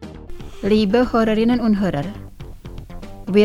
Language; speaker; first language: German; non-native, fluent; Indonesian